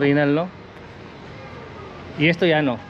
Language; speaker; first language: Spanish; non-native, learner; Filipino